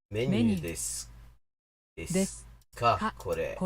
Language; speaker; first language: Japanese; non-native, learner; English